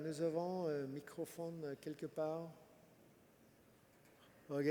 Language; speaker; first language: French; non-native, fluent; English